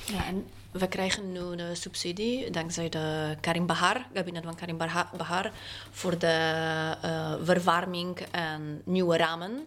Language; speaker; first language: Dutch; non-native, fluent; Polish